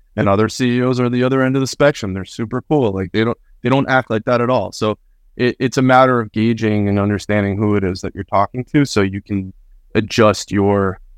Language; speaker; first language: English; early bilingual, other home language; Spanish